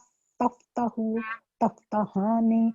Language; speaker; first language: Arabic; non-native, learner; Urdu